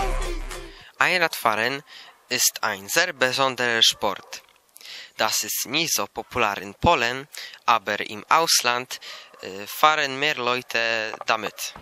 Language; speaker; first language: German; non-native, learner; Polish